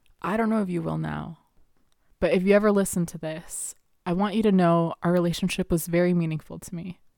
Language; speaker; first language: English; early bilingual, other home language; Spanish